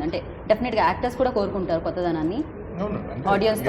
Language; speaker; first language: Telugu; native; Telugu